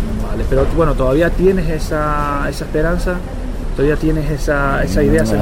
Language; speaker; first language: Spanish; native; Spanish